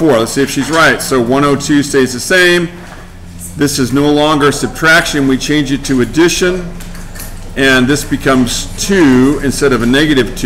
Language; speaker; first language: English; native; English